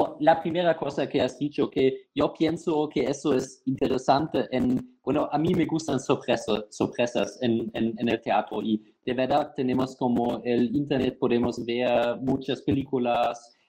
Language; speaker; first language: Spanish; non-native, fluent; German